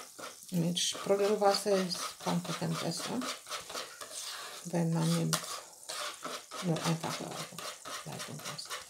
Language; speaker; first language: German; non-native, learner; Bulgarian